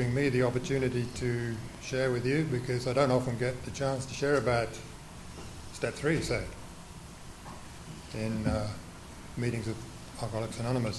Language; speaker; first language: English; native; English